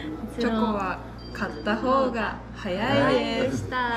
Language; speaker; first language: Japanese; native; Japanese